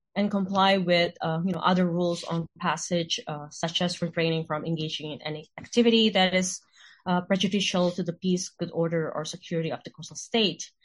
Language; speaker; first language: English; non-native, fluent; Indonesian